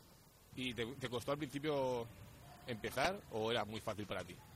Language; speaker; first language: Spanish; native; Spanish